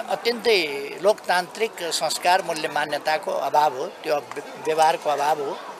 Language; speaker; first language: Nepali; native; Nepali